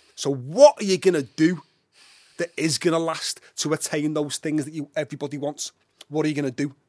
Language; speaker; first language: English; native; English